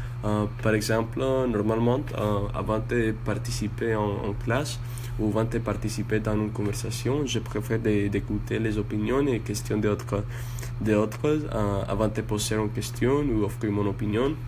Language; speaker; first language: French; non-native, learner; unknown